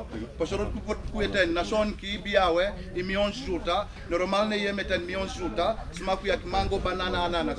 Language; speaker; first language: Polish; non-native, learner; Swahili